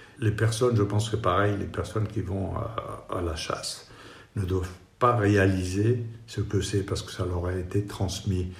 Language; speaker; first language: French; non-native, fluent; Spanish